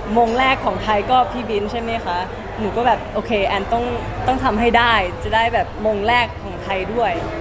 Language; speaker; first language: Thai; early bilingual, heritage; Thai